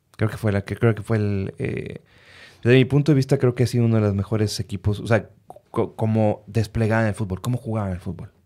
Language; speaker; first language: Spanish; native; Spanish